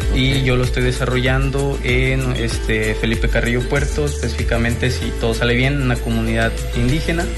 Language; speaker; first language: Spanish; native; Spanish